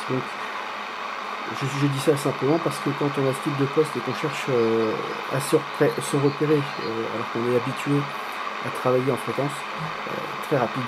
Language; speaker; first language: French; native; French